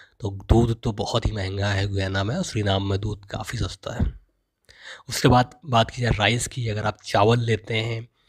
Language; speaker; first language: Hindi; native; Hindi